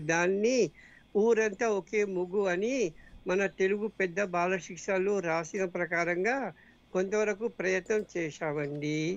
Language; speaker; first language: Telugu; non-native, fluent; Morisyen